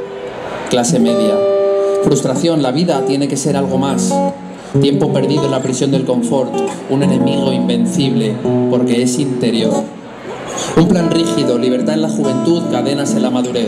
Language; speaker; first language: Spanish; native; Spanish